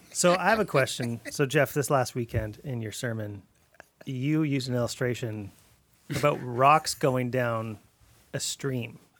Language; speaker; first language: English; native; English